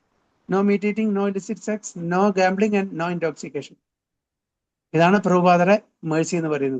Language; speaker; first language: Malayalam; native; Malayalam